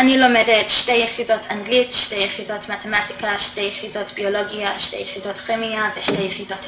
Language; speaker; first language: Hebrew; non-native, fluent; English